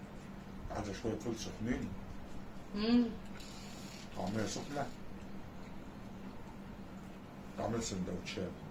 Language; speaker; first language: Arabic; native; Arabic